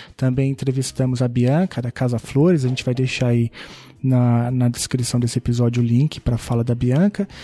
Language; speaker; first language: Portuguese; native; Portuguese